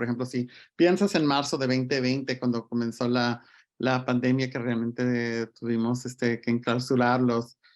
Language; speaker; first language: Spanish; early bilingual, other home language; English